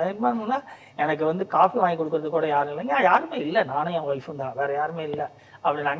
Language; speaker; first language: Tamil; native; Tamil